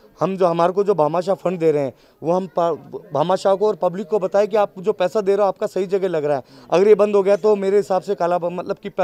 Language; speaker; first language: Hindi; native; Hindi